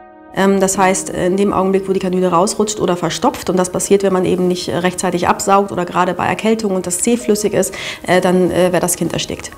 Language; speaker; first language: German; native; German